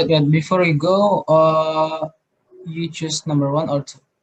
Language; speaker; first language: English; non-native, learner; Indonesian